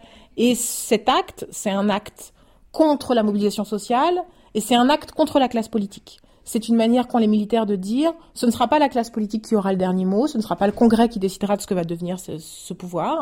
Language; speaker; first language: French; native; French